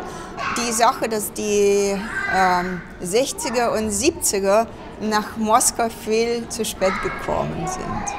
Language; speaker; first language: German; non-native, fluent; Russian